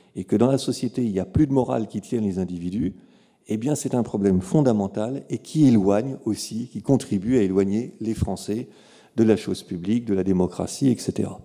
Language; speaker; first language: French; native; French